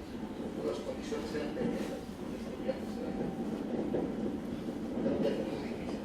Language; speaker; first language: Spanish; native; Spanish